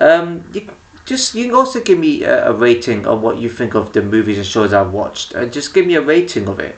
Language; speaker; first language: English; native; English